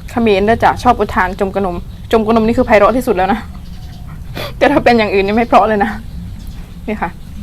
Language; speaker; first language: Thai; non-native, local second language; Northern Khmer